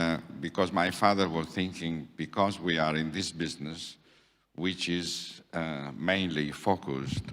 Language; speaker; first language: English; non-native, fluent; Italian